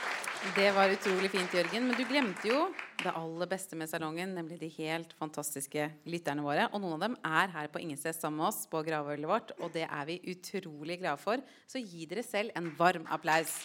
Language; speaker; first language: Norwegian; native; Norwegian